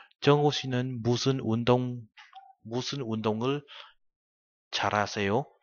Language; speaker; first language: Korean; non-native, fluent; Vietnamese